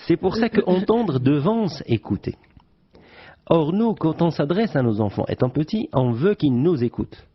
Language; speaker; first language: French; non-native, local second language; Arabic